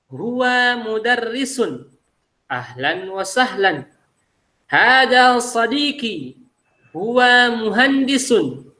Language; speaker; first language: Arabic; non-native, fluent; Indonesian